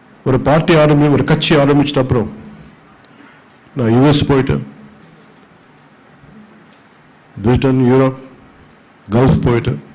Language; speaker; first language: Tamil; non-native, local second language; Telugu